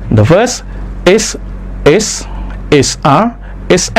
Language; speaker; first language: English; non-native, fluent; Indonesian